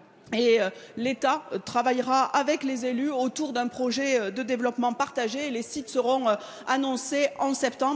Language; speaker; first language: French; native; French